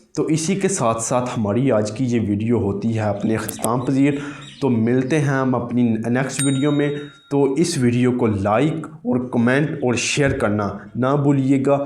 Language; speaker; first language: Urdu; non-native, local second language; Punjabi